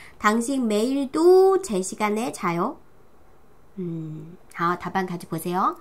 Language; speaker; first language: Korean; non-native, fluent; Chinese